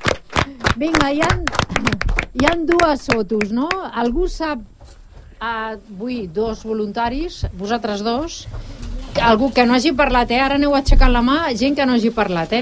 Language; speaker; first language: Catalan; native; Catalan